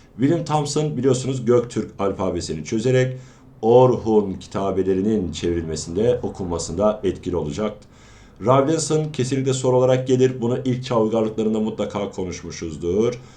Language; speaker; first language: Turkish; native; Turkish